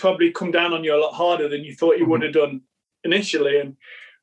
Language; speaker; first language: English; native; English